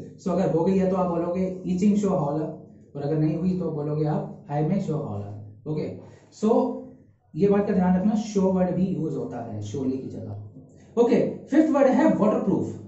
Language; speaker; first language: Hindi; native; Hindi